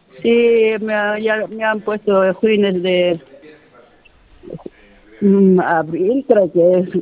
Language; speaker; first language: Spanish; non-native, local second language; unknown